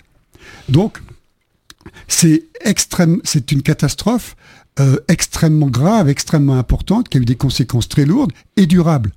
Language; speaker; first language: French; native; French